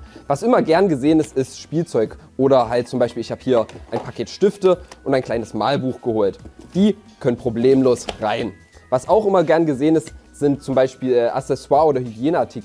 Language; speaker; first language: German; native; German